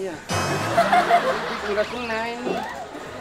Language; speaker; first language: Indonesian; non-native, fluent; Japanese